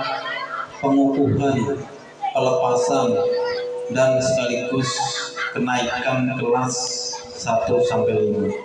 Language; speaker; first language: Indonesian; non-native, local second language; Banjar